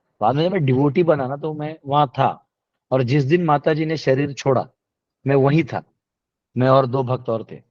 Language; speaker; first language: Hindi; non-native, local second language; Marathi